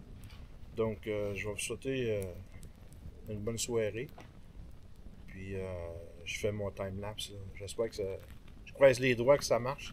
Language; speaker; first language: French; native; French